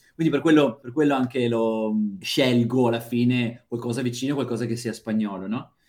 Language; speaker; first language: Italian; native; Italian